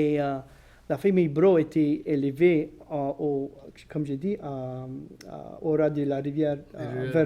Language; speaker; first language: French; non-native, local second language; English